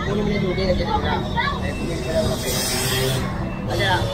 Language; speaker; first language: Filipino; native; Filipino